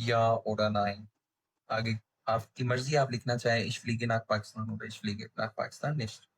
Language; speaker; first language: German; non-native, fluent; Urdu